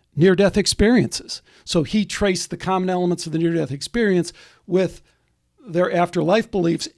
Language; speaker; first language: English; native; English